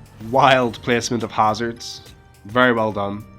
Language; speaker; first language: English; native; English